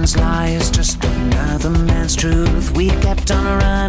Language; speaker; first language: English; non-native, fluent; Arabic